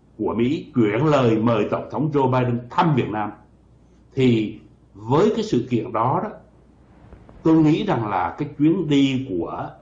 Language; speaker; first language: Vietnamese; native; Vietnamese